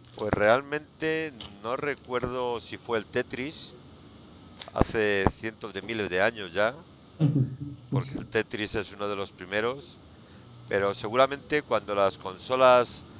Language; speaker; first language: Spanish; native; Spanish